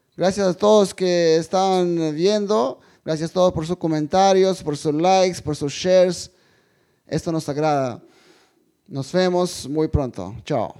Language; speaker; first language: Spanish; non-native, fluent; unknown